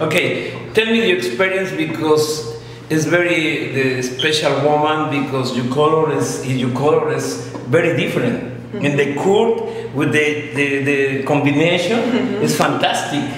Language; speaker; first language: English; non-native, learner; Spanish